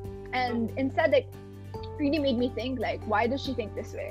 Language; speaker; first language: English; non-native, local second language; Filipino